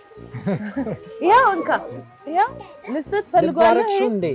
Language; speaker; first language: Amharic; native; Amharic